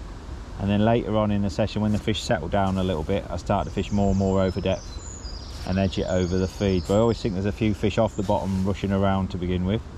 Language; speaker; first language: English; native; English